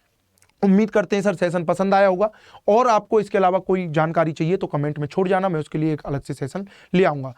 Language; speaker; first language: Hindi; native; Hindi